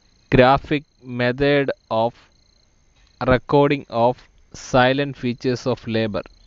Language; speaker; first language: English; non-native, local second language; Malayalam